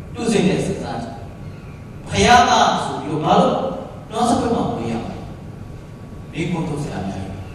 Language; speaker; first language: Burmese; non-native, local second language; Tedim Chin